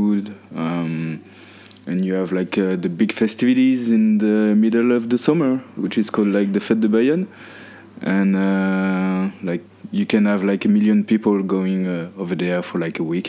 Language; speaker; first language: English; non-native, fluent; French